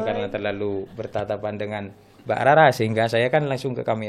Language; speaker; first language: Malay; non-native, local second language; Madurese